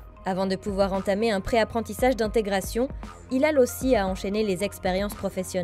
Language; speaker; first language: French; native; French